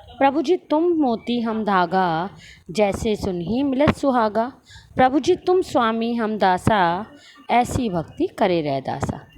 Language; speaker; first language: Hindi; native; Hindi